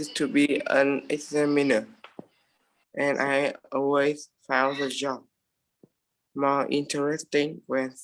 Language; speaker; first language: English; non-native, learner; Vietnamese